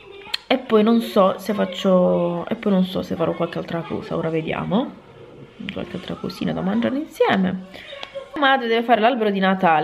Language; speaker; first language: Italian; native; Italian